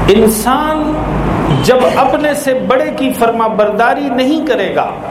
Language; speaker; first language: Urdu; native; Urdu